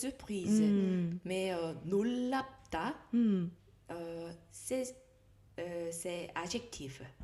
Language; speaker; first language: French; non-native, learner; Korean